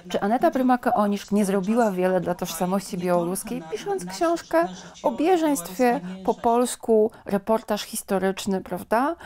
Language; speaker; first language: Polish; native; Polish